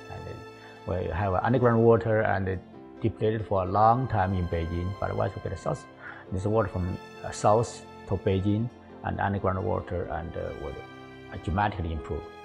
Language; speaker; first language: English; non-native, fluent; Chinese